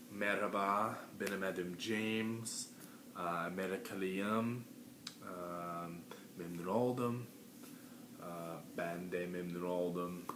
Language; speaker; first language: Turkish; non-native, learner; English